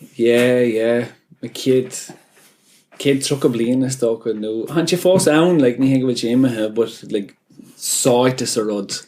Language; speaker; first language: Irish; non-native, local second language; English